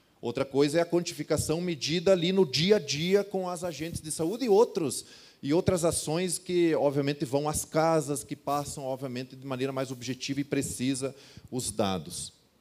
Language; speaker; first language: Portuguese; native; Portuguese